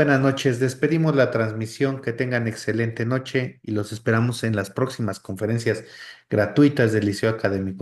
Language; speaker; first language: Spanish; native; Spanish